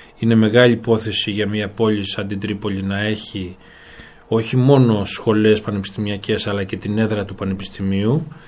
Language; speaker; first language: Greek; native; Greek